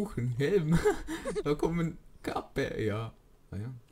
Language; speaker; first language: German; native; German